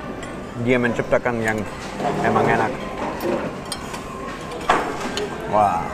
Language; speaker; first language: Indonesian; non-native, fluent; German